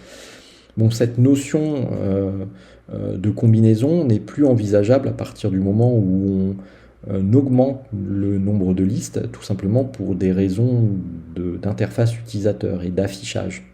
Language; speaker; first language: French; native; French